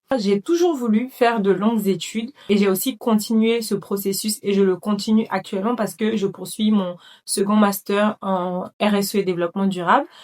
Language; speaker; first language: French; non-native, local second language; Dyula